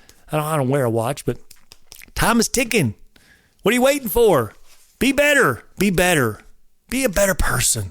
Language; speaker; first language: English; native; English